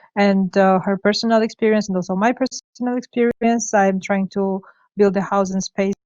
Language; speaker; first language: English; non-native, fluent; Georgian